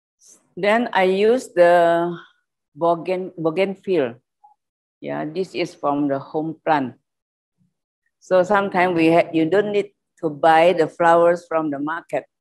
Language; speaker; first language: English; non-native, learner; Indonesian